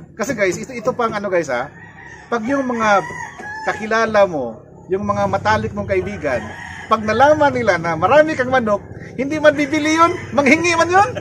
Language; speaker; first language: Filipino; non-native, local second language; Cebuano